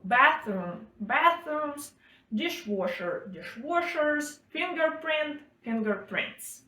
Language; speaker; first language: English; non-native, fluent; Ukrainian